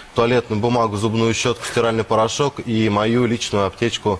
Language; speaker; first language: Russian; native; Russian